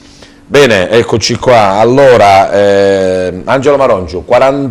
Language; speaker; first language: Italian; native; Italian